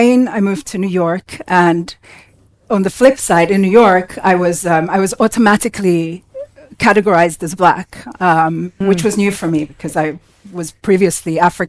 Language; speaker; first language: English; non-native, local second language; Finnish